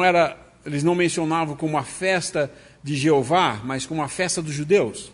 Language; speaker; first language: Portuguese; native; Portuguese